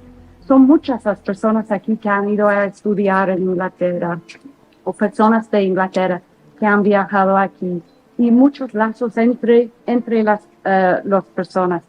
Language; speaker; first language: Spanish; non-native, fluent; English